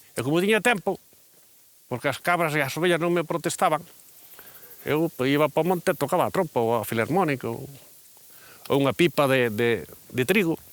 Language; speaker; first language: Galician; native; Galician